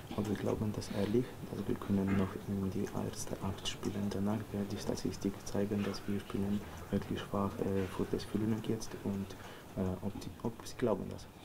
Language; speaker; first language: German; non-native, learner; Polish